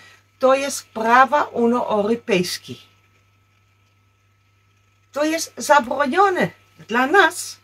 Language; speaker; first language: Polish; non-native, learner; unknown